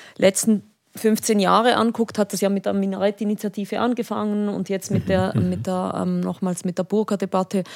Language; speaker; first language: German; native; German